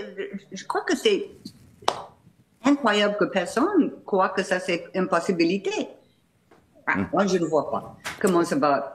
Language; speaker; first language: French; non-native, fluent; English